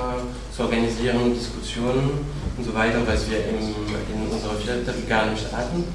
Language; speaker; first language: German; non-native, fluent; French